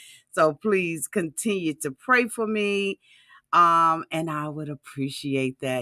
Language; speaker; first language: English; native; English